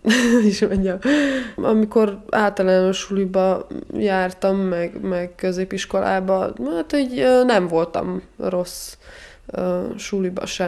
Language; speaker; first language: Hungarian; non-native, fluent; Serbian